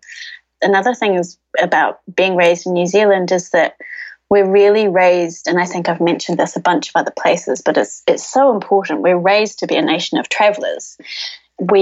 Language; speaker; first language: English; native; English